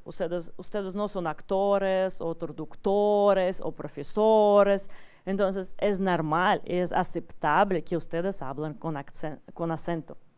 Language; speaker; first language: Spanish; non-native, learner; Russian